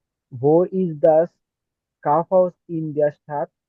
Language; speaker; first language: German; non-native, learner; Bangla